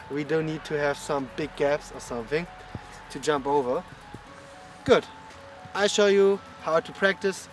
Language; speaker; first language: English; non-native, fluent; German